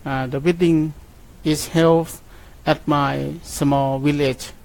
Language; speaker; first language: English; non-native, learner; Thai